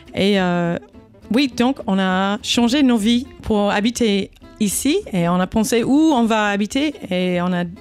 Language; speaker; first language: French; non-native, fluent; English